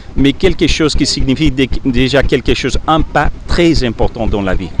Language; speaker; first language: French; non-native, fluent; English